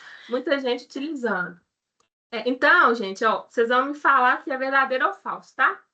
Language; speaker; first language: Portuguese; native; Portuguese